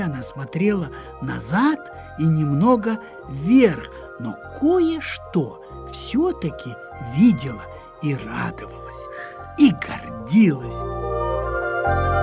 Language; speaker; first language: Russian; native; Russian